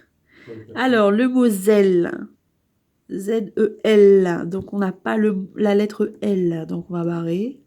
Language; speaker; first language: French; native; French